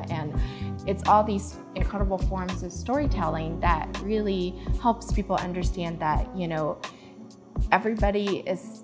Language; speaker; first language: English; early bilingual, other home language; Chinese